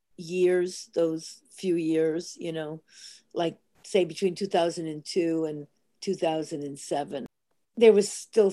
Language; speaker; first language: English; early bilingual, other home language; Italian